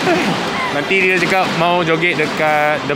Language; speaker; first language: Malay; non-native, local second language; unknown